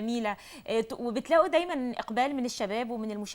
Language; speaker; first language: Arabic; native; Arabic